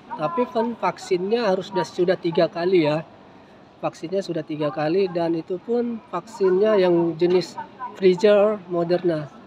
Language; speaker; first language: Indonesian; native; Indonesian